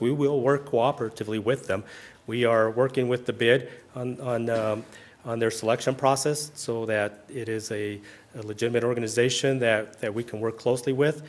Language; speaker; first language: English; early bilingual, other home language; Spanish